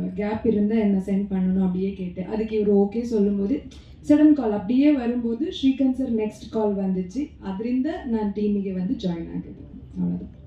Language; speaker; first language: Tamil; non-native, local second language; Kannada